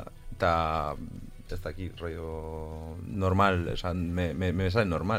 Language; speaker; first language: Basque; early bilingual, other home language; Polish